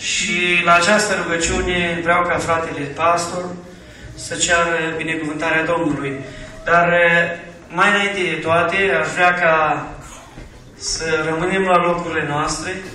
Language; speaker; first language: Romanian; native; Romanian